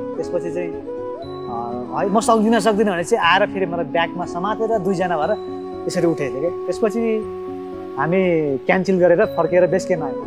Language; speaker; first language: Nepali; non-native, local second language; Sherpa